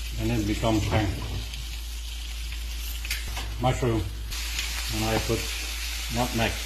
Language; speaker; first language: English; non-native, learner; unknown